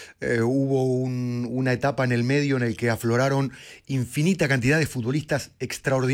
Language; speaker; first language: Spanish; native; Spanish